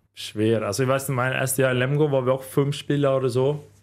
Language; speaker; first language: German; non-native, learner; Swedish